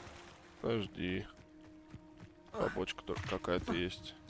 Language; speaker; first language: Russian; native; Russian